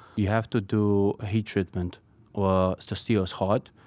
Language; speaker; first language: English; non-native, fluent; Polish